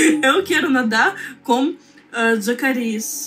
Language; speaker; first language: Portuguese; non-native, learner; Russian